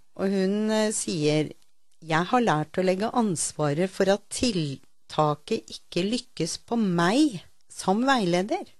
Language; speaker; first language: Norwegian; native; Norwegian